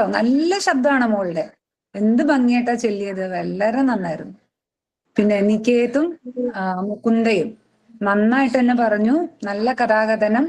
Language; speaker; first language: Malayalam; native; Malayalam